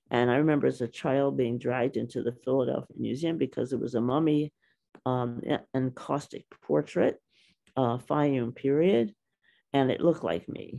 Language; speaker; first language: English; native; English